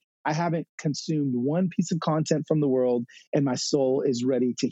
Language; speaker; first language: English; native; English